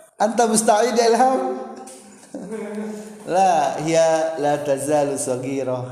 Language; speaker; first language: Arabic; non-native, fluent; Indonesian